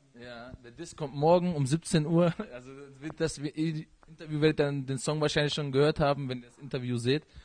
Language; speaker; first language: German; early bilingual, other home language; Persian